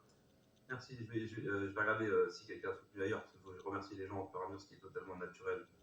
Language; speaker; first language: French; native; French